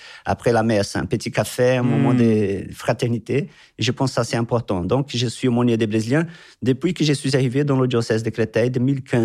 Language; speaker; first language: French; non-native, fluent; Portuguese